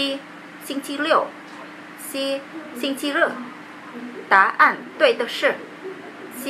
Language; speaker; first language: Chinese; non-native, learner; Vietnamese